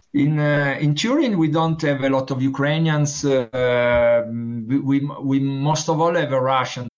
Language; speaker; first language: English; non-native, learner; Italian